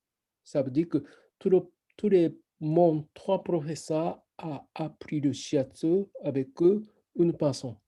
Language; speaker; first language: French; non-native, fluent; Japanese